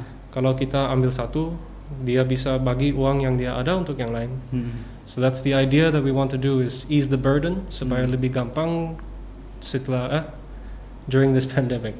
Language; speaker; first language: Indonesian; early bilingual, other home language; English